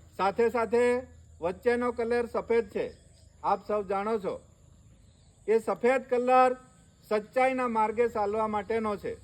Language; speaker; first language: Gujarati; native; Gujarati